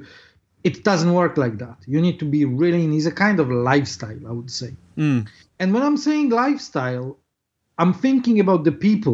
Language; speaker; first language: English; non-native, fluent; Polish